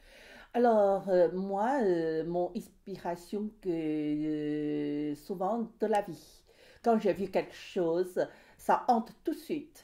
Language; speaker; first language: French; non-native, learner; Chinese